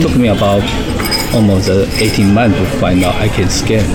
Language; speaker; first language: English; non-native, fluent; Chinese